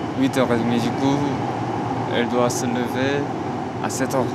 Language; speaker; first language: French; non-native, fluent; Korean